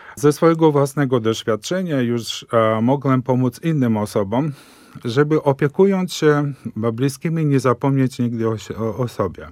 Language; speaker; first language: Polish; early bilingual, heritage; Polish